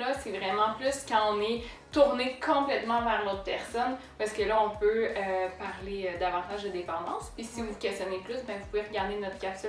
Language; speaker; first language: French; native; French